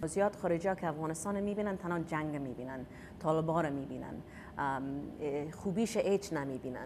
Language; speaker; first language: Persian; early bilingual, heritage; Persian